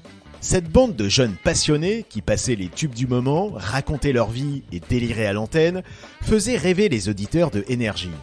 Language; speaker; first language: French; native; French